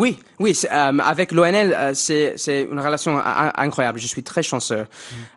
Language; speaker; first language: French; non-native, fluent; English